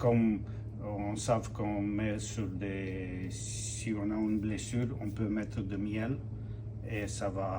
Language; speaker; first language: French; non-native, fluent; Romanian